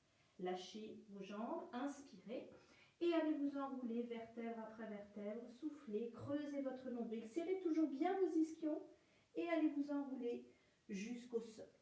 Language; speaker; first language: French; native; French